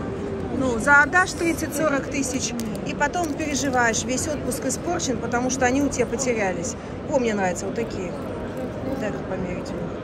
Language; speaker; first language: Russian; native; Russian